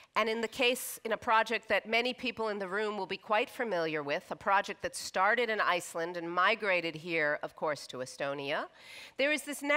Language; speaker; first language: English; native; English